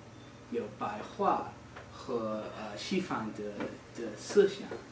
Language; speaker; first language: Chinese; non-native, learner; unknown